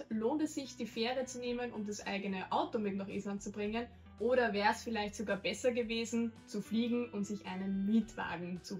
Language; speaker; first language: German; native; German